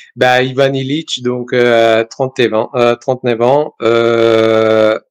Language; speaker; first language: French; non-native, fluent; Serbian